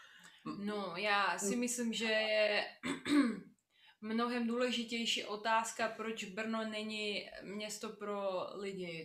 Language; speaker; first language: Czech; non-native, fluent; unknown